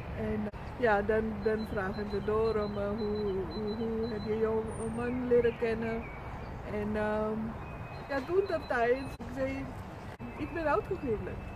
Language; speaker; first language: Dutch; non-native, fluent; Urdu